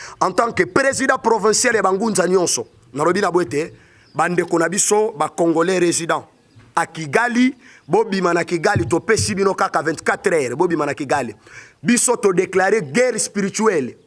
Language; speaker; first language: Lingala; non-native, local second language; Kongo